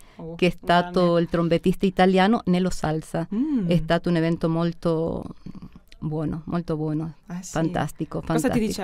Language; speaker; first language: Italian; early bilingual, heritage; Spanish